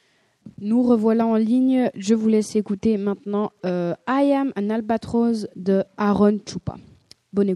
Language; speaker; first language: French; native; French